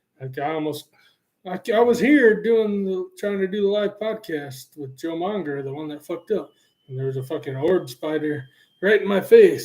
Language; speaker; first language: English; native; English